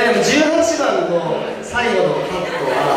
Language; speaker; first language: Japanese; native; Japanese